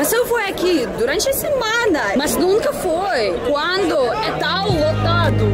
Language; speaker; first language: Portuguese; non-native, fluent; Russian